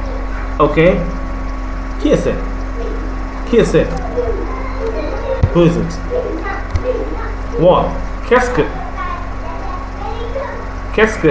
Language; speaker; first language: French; non-native, learner; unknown